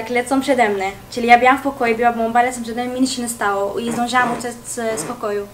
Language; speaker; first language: Polish; early bilingual, heritage; Arabic